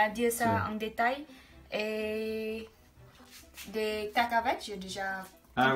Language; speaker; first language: French; non-native, learner; Khmer